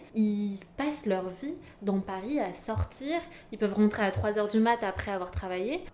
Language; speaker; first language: French; native; French